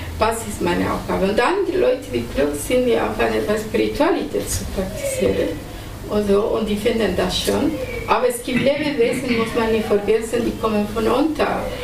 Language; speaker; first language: German; non-native, fluent; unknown